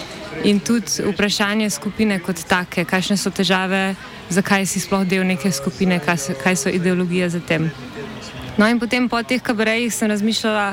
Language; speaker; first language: Slovenian; native; Slovenian